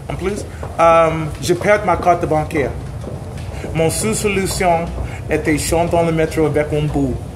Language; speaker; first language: French; non-native, learner; English